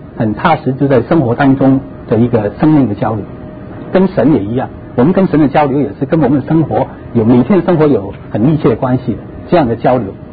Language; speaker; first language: Chinese; non-native, local second language; Cantonese